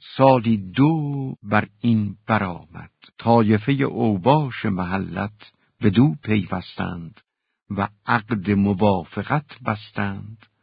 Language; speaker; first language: Persian; native; Persian